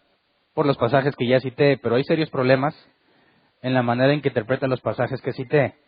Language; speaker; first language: Spanish; native; Spanish